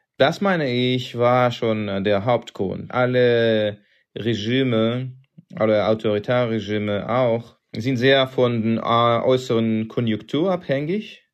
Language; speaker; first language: German; non-native, fluent; Russian